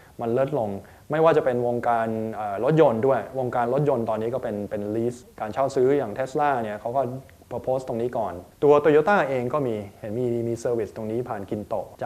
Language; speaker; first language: Thai; native; Thai